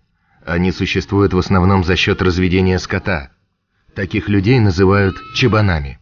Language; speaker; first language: Russian; native; Russian